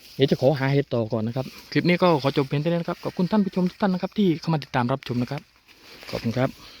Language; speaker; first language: Thai; non-native, local second language; Northern Khmer